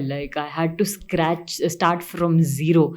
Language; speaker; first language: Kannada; non-native, learner; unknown